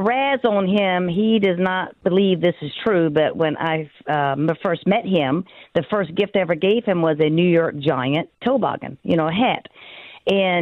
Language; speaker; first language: English; native; English